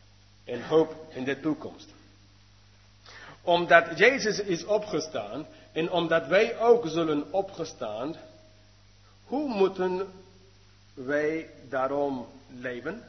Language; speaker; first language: Dutch; non-native, fluent; English